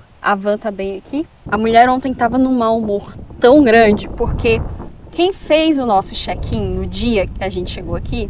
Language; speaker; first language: Portuguese; native; Portuguese